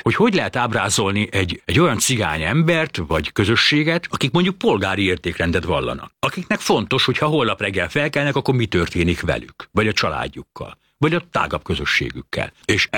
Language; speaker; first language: Hungarian; native; Hungarian